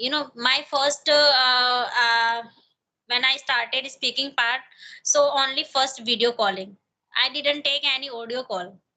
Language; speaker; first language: English; non-native, learner; Hindi